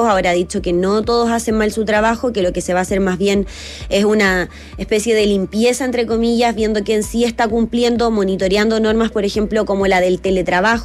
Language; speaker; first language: Spanish; native; Spanish